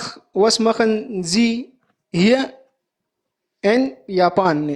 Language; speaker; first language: German; non-native, learner; Pashto